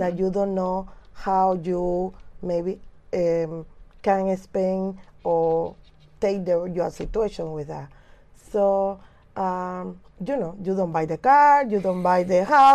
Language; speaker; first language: English; non-native, learner; Spanish